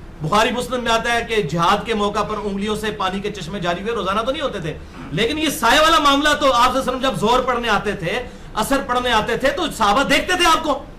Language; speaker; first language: Urdu; non-native, local second language; Punjabi